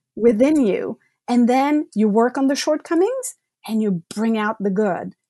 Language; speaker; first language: English; non-native, fluent; French